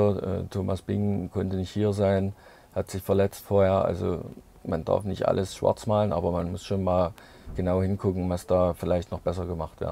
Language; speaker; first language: German; native; German